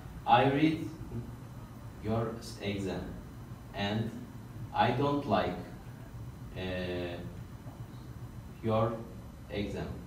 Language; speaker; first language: English; non-native, learner; Turkish